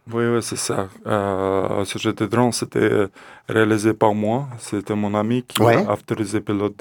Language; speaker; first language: French; non-native, learner; Russian